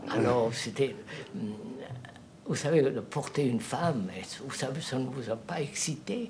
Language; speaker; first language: French; non-native, fluent; Telugu